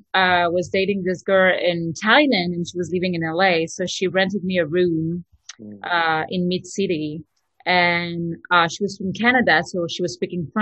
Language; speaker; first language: English; non-native, fluent; French